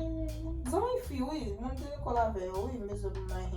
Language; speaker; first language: French; non-native, local second language; Haitian Creole